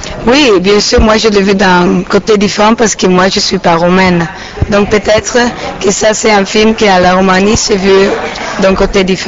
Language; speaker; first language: French; non-native, learner; Italian